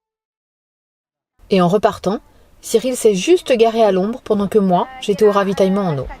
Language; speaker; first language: French; native; French